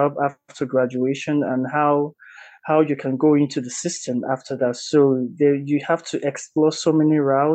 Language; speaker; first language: English; non-native, local second language; Igbo